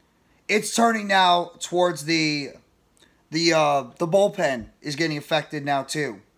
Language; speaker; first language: English; native; English